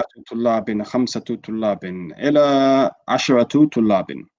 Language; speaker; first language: Arabic; non-native, fluent; English